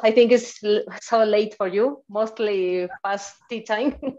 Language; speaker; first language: English; non-native, fluent; Spanish